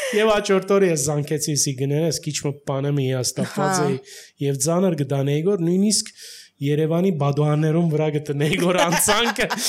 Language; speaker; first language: Armenian; early bilingual, heritage; Armenian